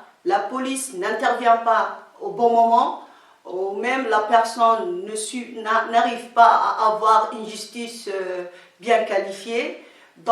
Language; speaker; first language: French; non-native, local second language; Somali